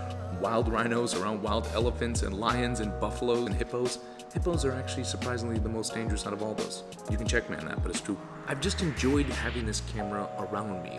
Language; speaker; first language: English; native; English